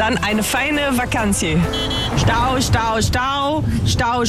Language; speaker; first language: German; native; German